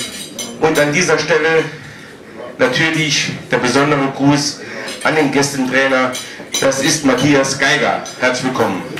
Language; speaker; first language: German; native; German